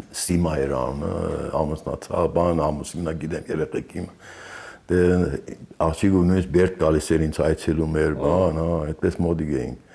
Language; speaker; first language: Armenian; early bilingual, heritage; Armenian